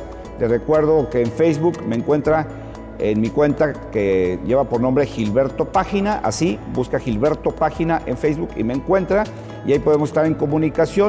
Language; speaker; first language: Spanish; native; Spanish